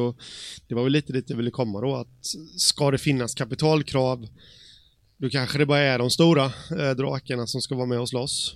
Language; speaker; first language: Swedish; native; Swedish